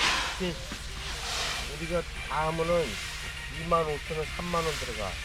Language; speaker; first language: Korean; native; Korean